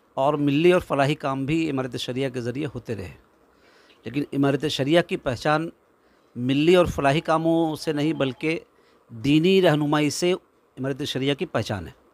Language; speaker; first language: Hindi; native; Hindi